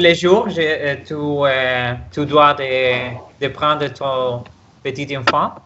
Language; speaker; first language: French; non-native, learner; Spanish